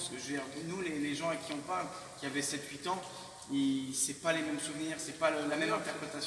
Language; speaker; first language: French; native; French